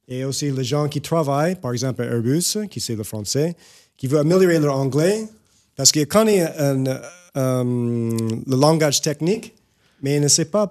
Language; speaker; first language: French; non-native, fluent; English